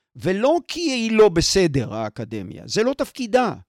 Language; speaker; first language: Hebrew; native; Hebrew